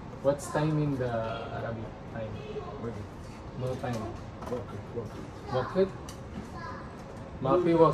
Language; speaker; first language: English; non-native, local second language; Filipino